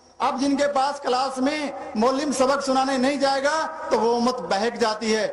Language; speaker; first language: Urdu; non-native, local second language; Hindi